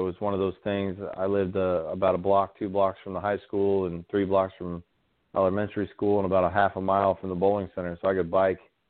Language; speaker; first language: English; native; English